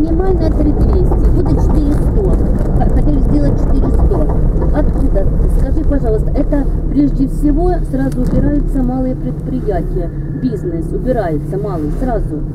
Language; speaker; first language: Russian; native; Russian